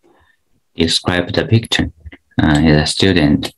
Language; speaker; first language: English; non-native, fluent; Chinese